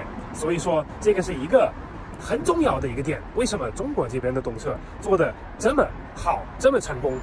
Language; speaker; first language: Chinese; non-native, fluent; German